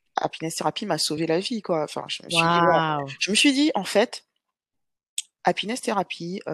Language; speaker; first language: French; native; French